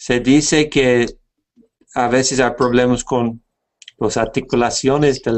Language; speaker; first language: Spanish; non-native, fluent; English